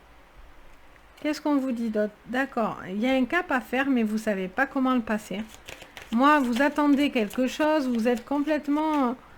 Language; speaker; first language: French; native; French